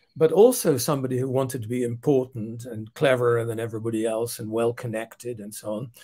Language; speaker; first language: English; non-native, fluent; Dutch